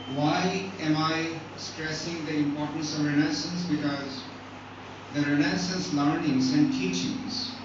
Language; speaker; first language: English; non-native, local second language; Bangla